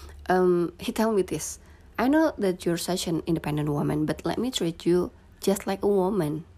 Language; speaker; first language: English; non-native, fluent; Indonesian